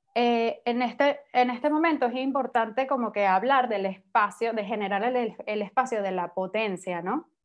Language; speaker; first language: Spanish; native; Spanish